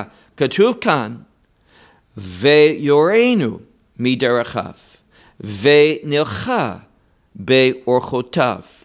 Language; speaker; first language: Hebrew; non-native, fluent; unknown